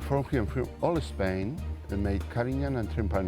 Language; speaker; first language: English; non-native, learner; Catalan